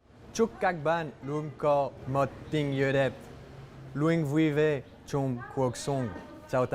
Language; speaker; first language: Vietnamese; non-native, learner; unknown